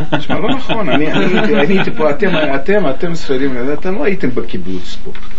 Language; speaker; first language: Hebrew; non-native, fluent; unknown